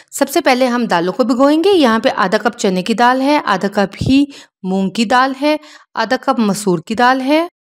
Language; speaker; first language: Urdu; native; Urdu